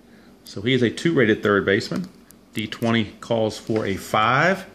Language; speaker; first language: English; native; English